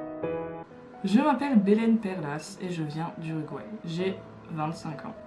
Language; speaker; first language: French; native; French